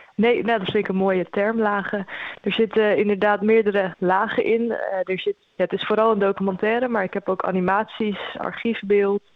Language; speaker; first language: Dutch; native; Dutch